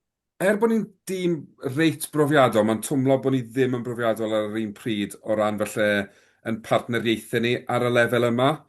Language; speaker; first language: Welsh; native; Welsh